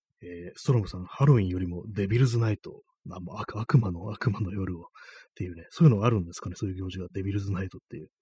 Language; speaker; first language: Japanese; native; Japanese